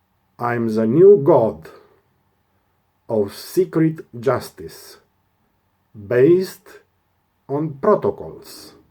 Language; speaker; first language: English; non-native, learner; Romanian